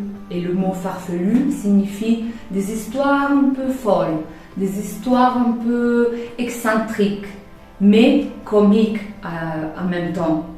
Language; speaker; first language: French; non-native, fluent; Spanish